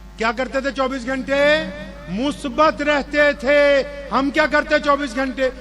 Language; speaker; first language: Urdu; non-native, local second language; Punjabi